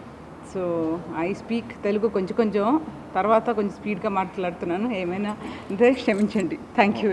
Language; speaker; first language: Telugu; non-native, learner; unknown